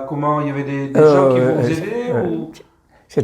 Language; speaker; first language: French; native; French